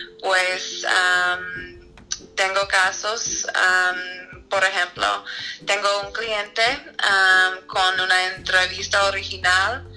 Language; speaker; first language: Spanish; non-native, fluent; English